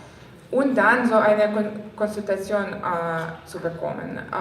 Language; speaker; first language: German; non-native, fluent; Ukrainian